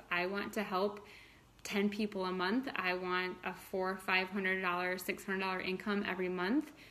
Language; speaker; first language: English; native; English